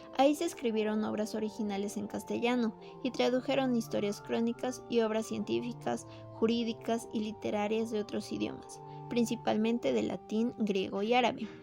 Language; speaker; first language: Spanish; native; Spanish